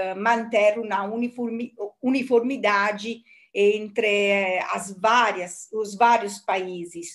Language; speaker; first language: Portuguese; non-native, fluent; Italian